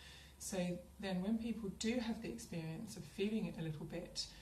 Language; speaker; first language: English; native; English